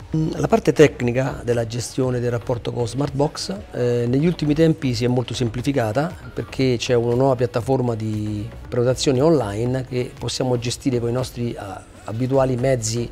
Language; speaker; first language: Italian; native; Italian